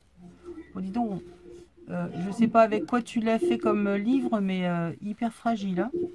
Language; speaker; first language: French; native; French